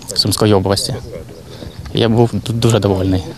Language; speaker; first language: Ukrainian; native; Ukrainian